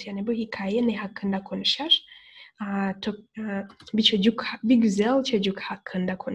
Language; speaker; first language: Turkish; non-native, fluent; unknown